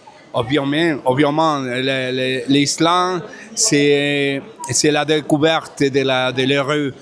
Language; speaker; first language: French; non-native, fluent; Spanish